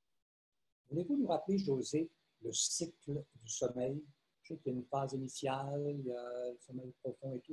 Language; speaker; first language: French; native; French